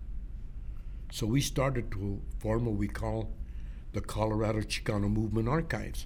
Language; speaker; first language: English; native; English